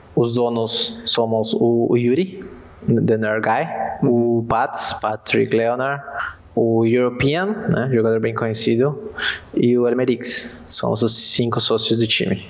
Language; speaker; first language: Portuguese; non-native, fluent; Spanish